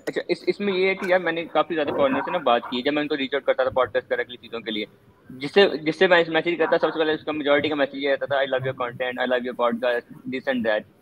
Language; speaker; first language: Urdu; native; Urdu